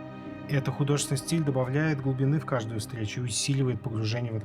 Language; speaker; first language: Russian; native; Russian